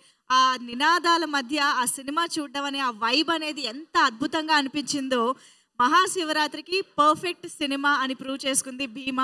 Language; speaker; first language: Telugu; native; Telugu